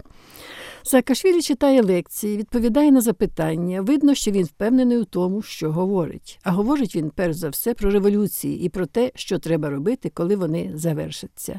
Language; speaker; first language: Ukrainian; native; Ukrainian